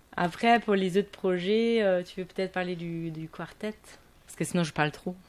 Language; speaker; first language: French; non-native, fluent; German